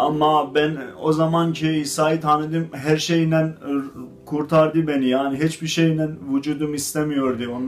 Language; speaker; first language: Turkish; non-native, fluent; Azerbaijani